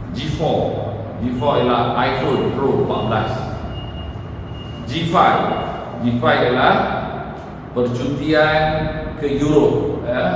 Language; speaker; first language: Malay; native; Malay